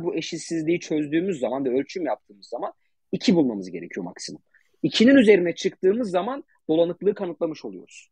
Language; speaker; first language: Turkish; native; Turkish